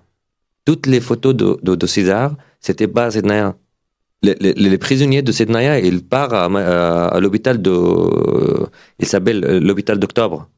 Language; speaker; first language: French; non-native, fluent; Arabic